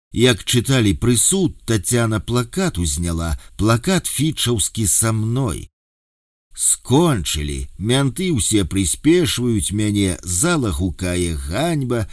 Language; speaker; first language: Belarusian; native; Belarusian